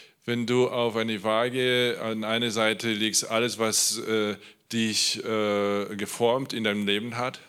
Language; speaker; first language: German; non-native, learner; Polish